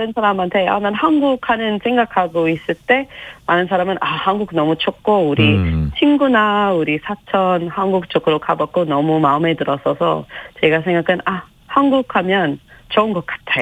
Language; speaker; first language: Korean; non-native, fluent; English